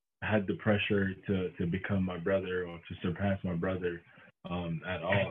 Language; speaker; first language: English; non-native, local second language; French